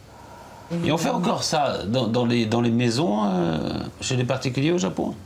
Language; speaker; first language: French; native; French